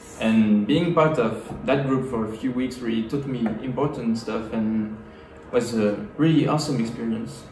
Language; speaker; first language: English; non-native, fluent; French